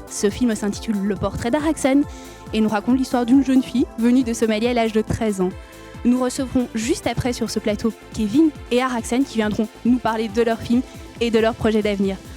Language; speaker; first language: French; native; French